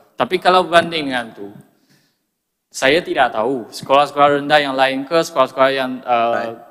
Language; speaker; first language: Malay; non-native, local second language; Chinese